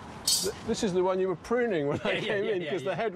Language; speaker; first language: English; native; English